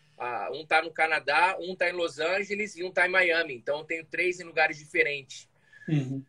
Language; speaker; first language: Portuguese; native; Portuguese